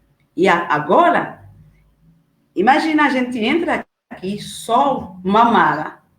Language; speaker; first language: Portuguese; non-native, learner; Haitian Creole